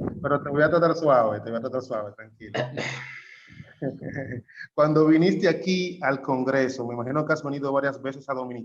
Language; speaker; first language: Spanish; native; Spanish